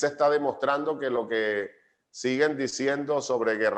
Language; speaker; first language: Spanish; native; Spanish